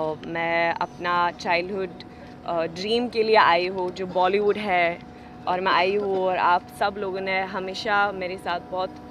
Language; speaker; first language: Hindi; non-native, fluent; Swedish